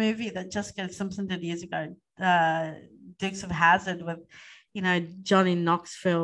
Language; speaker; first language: English; native; English